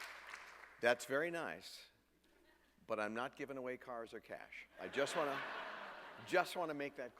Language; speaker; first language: English; native; English